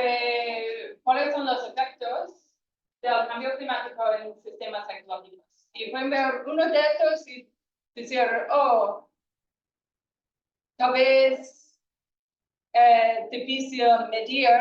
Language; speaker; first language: Spanish; non-native, fluent; English